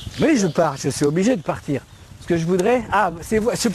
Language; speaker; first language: French; native; French